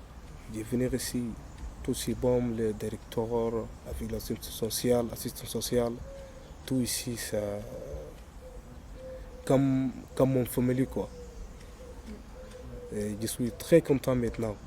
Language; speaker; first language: French; non-native, learner; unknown